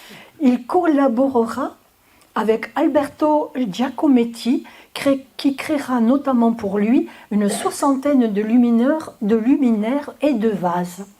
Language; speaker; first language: French; native; French